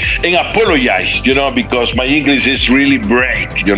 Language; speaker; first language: English; non-native, learner; Spanish